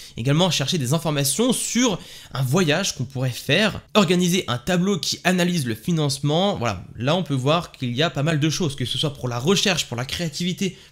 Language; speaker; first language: French; native; French